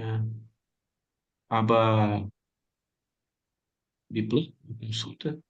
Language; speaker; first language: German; non-native, learner; Portuguese